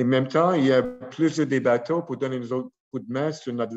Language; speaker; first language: French; non-native, local second language; English